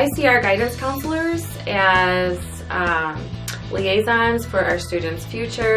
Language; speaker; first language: English; native; English